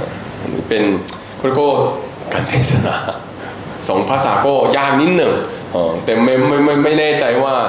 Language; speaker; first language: Thai; non-native, fluent; Korean